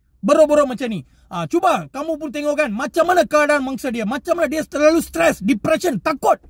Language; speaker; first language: Malay; non-native, local second language; Tamil